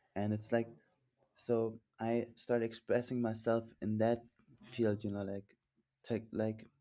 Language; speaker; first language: English; non-native, fluent; German